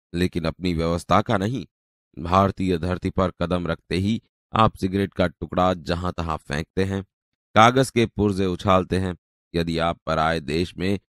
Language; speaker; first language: Hindi; non-native, local second language; Gujarati